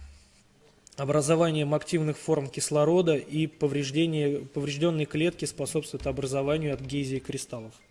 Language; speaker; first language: Russian; native; Russian